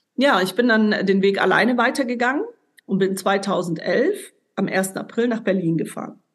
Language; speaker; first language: German; native; German